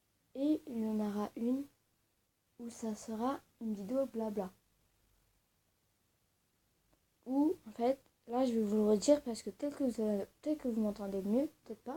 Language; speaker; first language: French; early bilingual, other home language; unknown